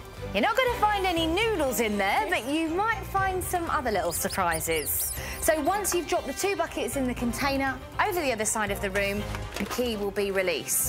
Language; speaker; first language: English; native; English